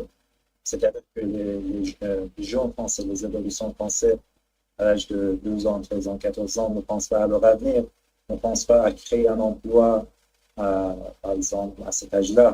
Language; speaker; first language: French; non-native, fluent; Persian